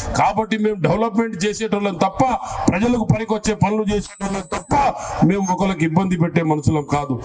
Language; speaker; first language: Telugu; non-native, local second language; Lambadi